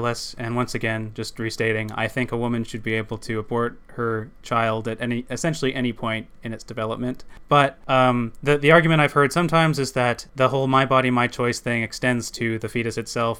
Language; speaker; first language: English; native; English